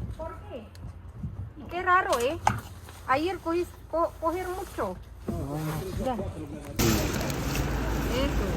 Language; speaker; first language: Spanish; non-native, learner; Filipino